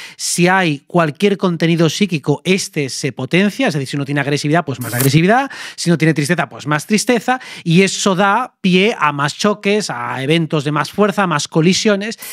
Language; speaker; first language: Spanish; native; Spanish